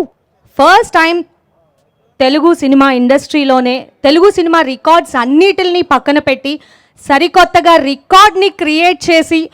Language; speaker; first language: Telugu; native; Telugu